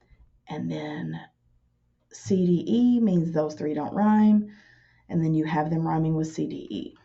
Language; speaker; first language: English; native; English